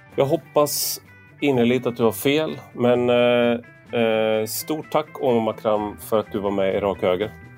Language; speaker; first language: Swedish; native; Swedish